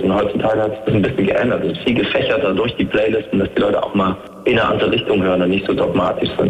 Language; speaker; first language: German; native; German